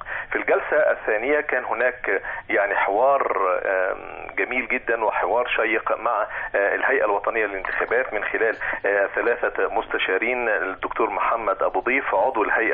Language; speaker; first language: Arabic; native; Arabic